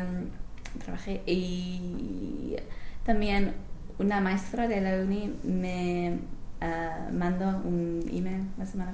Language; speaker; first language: Spanish; non-native, learner; English